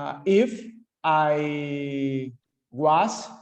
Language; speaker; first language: English; non-native, learner; Spanish